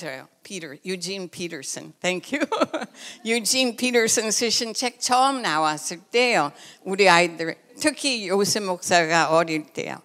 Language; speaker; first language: Korean; non-native, fluent; English